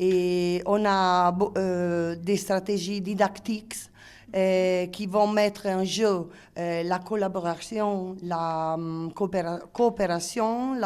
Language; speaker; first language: French; non-native, learner; Italian